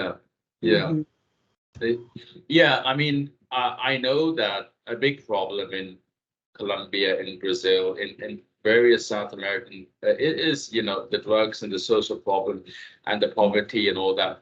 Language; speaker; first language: English; non-native, fluent; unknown